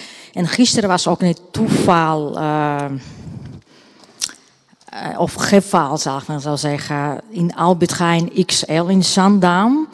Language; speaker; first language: Dutch; non-native, fluent; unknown